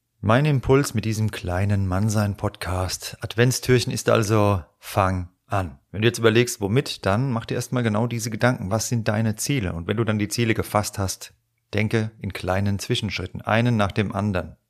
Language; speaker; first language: German; native; German